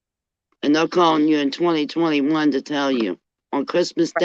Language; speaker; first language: English; native; English